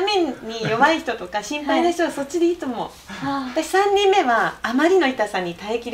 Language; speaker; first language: Japanese; native; Japanese